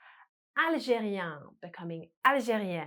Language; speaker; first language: French; non-native, fluent; English